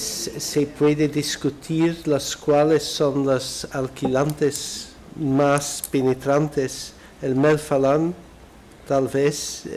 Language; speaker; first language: Spanish; non-native, fluent; Dutch